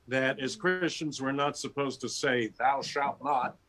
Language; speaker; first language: English; native; English